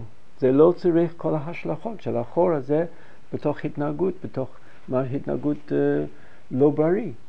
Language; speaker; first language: Hebrew; non-native, fluent; English